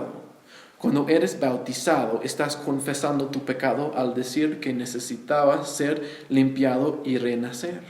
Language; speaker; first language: Spanish; non-native, fluent; English